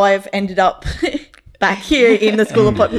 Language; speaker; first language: English; native; English